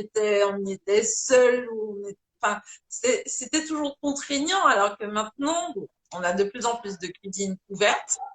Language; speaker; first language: French; native; French